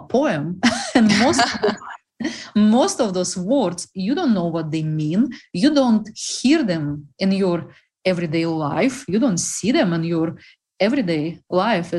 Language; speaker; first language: English; non-native, fluent; Russian